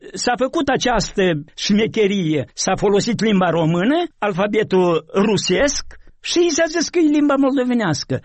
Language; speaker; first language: Romanian; native; Romanian